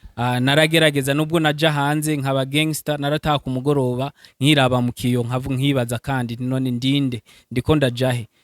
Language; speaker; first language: Rundi; early bilingual, heritage; Rundi